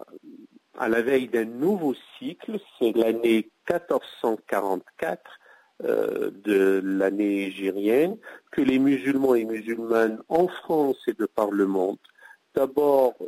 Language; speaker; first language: French; non-native, local second language; Arabic